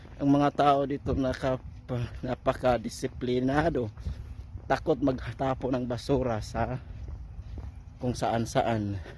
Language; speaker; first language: Filipino; non-native, local second language; Cebuano